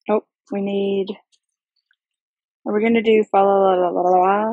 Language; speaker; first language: English; native; English